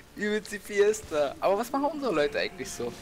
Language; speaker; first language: German; native; German